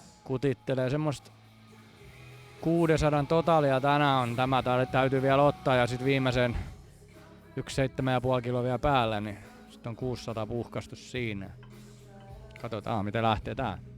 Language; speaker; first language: Finnish; native; Finnish